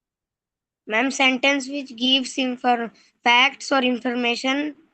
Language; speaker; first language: English; non-native, learner; Hindi